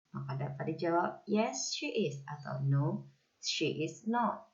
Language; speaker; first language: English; non-native, fluent; Indonesian